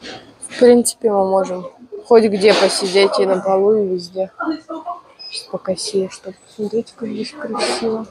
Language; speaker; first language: Russian; native; Russian